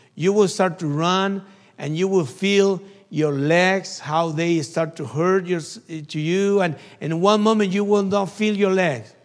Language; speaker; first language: English; non-native, learner; Spanish